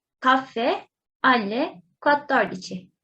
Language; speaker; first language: Italian; non-native, learner; Turkish